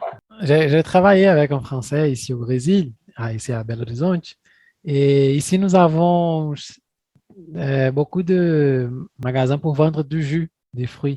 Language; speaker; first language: French; non-native, fluent; Portuguese